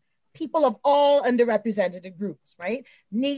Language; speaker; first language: English; native; English